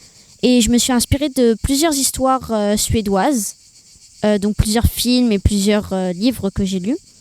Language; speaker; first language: French; early bilingual, other home language; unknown